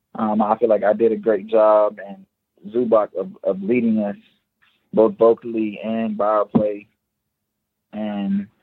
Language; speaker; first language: English; native; English